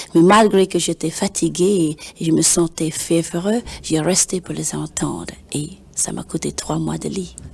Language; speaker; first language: French; non-native, fluent; English